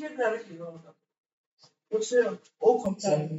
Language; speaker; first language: Turkish; non-native, learner; Azerbaijani